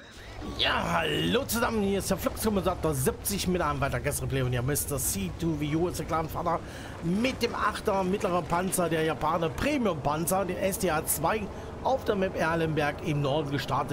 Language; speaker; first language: German; native; German